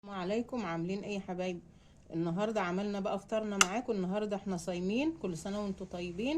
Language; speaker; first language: Arabic; native; Arabic